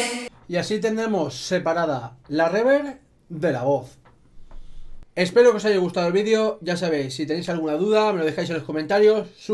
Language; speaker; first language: Spanish; native; Spanish